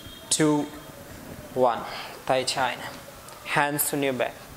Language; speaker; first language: English; non-native, local second language; Hindi